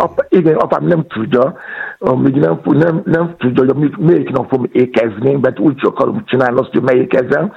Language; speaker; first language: Hungarian; non-native, fluent; Yoruba